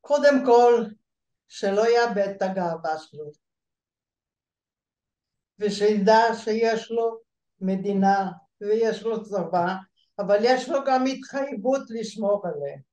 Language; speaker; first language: Hebrew; early bilingual, other home language; Bulgarian